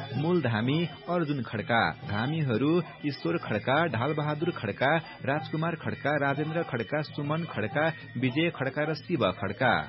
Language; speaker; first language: Nepali; native; Nepali